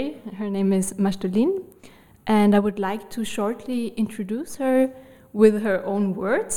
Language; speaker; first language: English; non-native, fluent; German